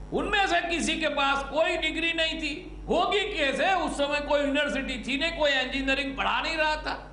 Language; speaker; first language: Hindi; non-native, local second language; Gujarati